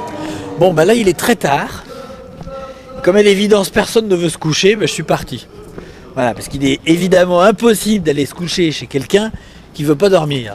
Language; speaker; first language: French; native; French